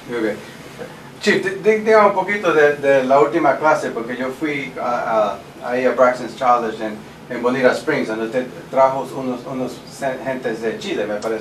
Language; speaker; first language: Spanish; non-native, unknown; English